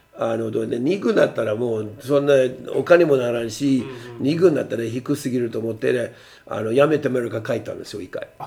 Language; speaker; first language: Japanese; non-native, fluent; English